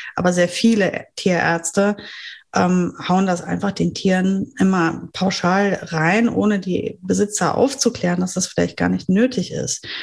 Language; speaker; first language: German; non-native, fluent; French